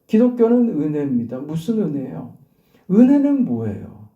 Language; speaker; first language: Korean; native; Korean